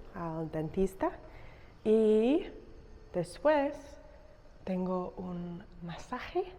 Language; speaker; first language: Spanish; non-native, learner; English